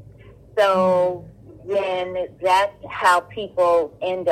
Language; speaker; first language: English; native; English